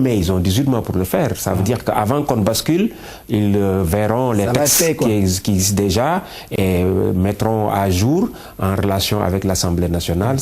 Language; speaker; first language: French; non-native, local second language; Wolof